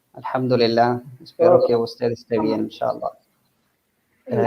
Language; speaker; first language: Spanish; non-native, fluent; Arabic